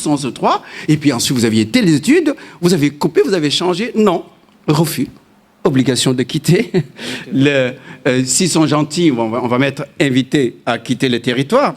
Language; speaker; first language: French; non-native, local second language; Wolof